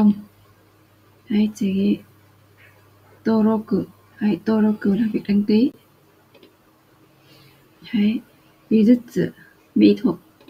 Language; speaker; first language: Japanese; non-native, fluent; Vietnamese